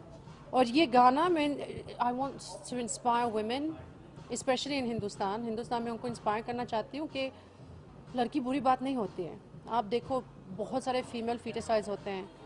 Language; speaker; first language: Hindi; early bilingual, heritage; English